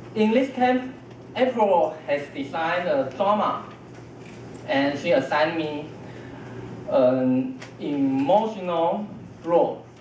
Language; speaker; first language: English; non-native, fluent; Chinese